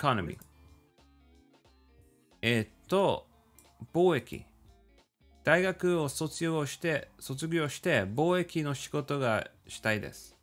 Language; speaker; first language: Japanese; non-native, learner; English